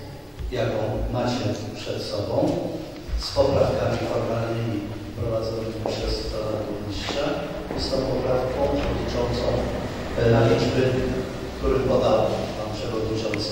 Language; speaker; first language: Polish; native; Polish